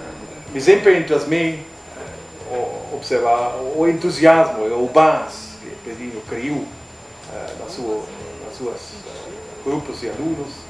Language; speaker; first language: Portuguese; non-native, learner; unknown